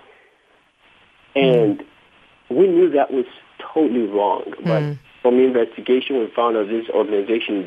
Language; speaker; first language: English; non-native, local second language; Akan